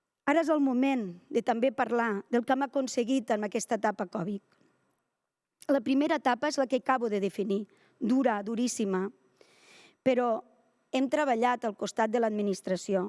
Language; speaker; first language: Catalan; native; Catalan